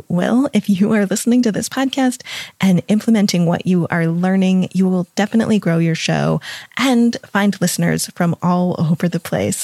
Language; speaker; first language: English; native; English